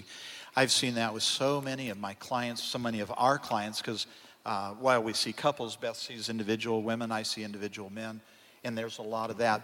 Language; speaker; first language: English; native; English